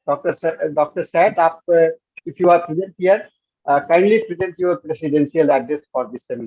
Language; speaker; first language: Hindi; native; Hindi